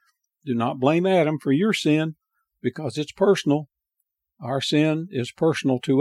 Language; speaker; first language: English; native; English